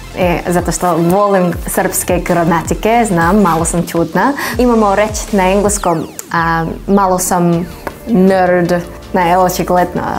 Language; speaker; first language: Serbian; non-native, learner; English